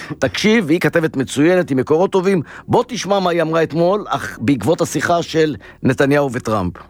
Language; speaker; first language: Hebrew; native; Hebrew